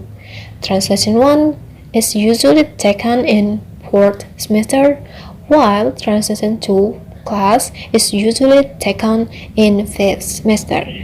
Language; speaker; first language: English; non-native, learner; Indonesian